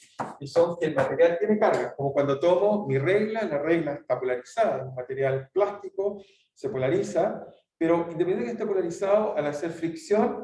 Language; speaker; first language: Spanish; native; Spanish